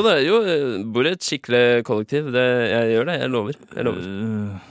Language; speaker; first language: Norwegian; native; Norwegian